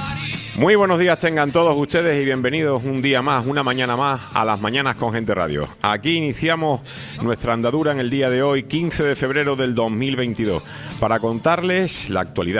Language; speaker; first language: Spanish; native; Spanish